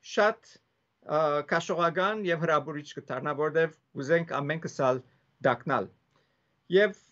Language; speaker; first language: Armenian; early bilingual, heritage; Armenian